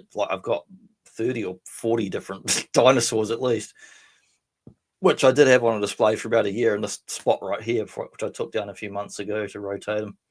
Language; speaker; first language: English; native; English